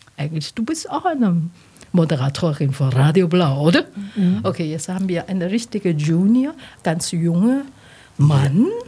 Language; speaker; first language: German; non-native, learner; Chinese